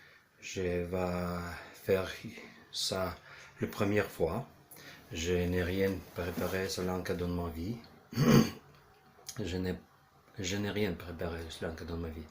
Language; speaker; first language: French; non-native, learner; Ukrainian